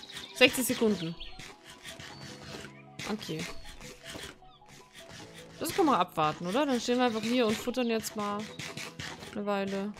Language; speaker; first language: German; native; German